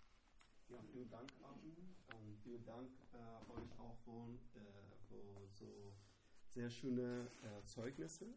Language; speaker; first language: German; non-native, learner; Persian